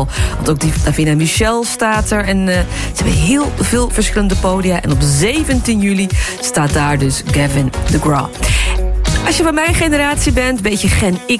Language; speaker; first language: Dutch; native; Dutch